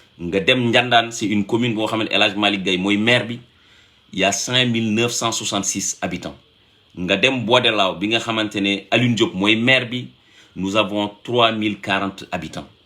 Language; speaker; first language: Wolof; non-native, local second language; Fula